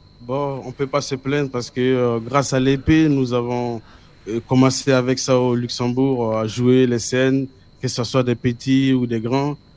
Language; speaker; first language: French; non-native, local second language; Mossi